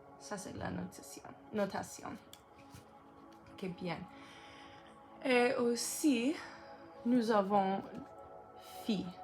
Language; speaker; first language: French; non-native, learner; English